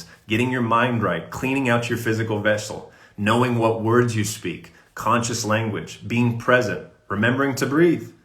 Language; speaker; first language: English; native; English